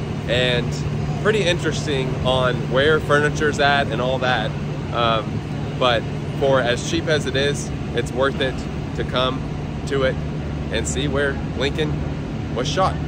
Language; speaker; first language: English; native; English